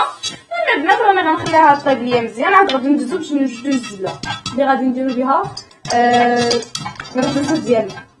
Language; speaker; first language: Arabic; native; Arabic